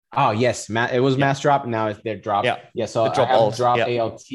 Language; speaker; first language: English; non-native, fluent; Turkish